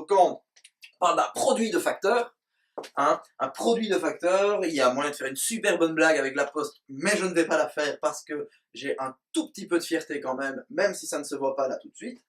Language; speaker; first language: French; native; French